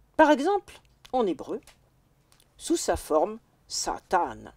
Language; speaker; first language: French; native; French